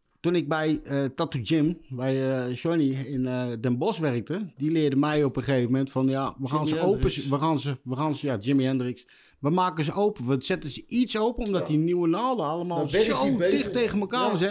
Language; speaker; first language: Dutch; native; Dutch